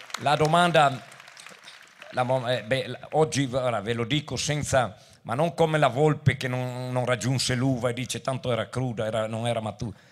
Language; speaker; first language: Italian; native; Italian